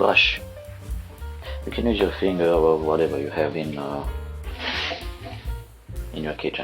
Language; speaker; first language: English; non-native, fluent; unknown